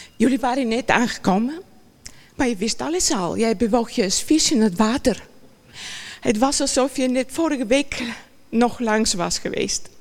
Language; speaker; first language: Dutch; non-native, fluent; Bulgarian